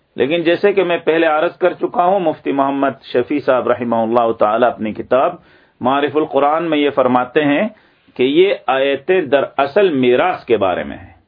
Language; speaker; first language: Urdu; native; Urdu